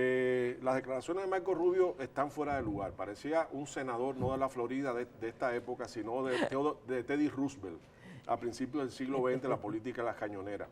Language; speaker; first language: Spanish; native; Spanish